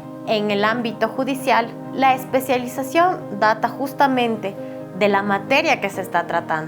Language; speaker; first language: Spanish; native; Spanish